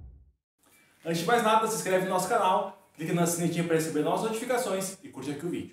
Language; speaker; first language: Portuguese; native; Portuguese